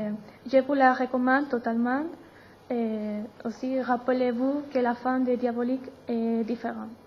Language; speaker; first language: French; non-native, learner; Spanish